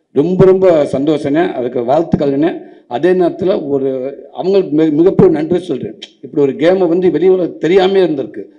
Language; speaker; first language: Tamil; native; Tamil